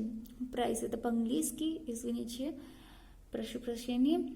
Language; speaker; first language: Russian; non-native, learner; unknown